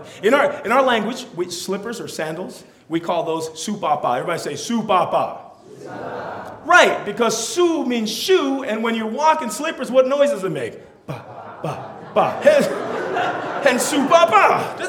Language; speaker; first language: English; early bilingual, other home language; Tongan